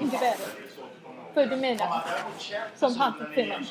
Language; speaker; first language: Swedish; non-native, learner; English